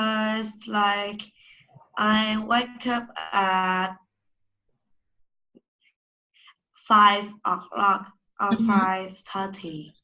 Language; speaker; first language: English; non-native, learner; Vietnamese